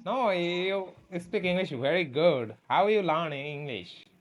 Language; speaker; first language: English; non-native, learner; Bangla